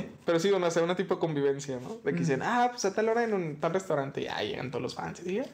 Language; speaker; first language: Spanish; native; Spanish